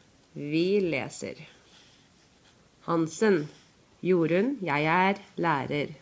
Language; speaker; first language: Norwegian; non-native, learner; English